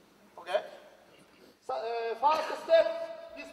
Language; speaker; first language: English; non-native, learner; Japanese